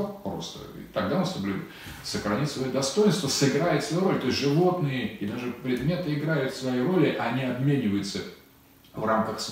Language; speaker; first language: Russian; native; Russian